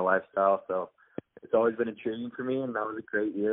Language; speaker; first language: English; native; English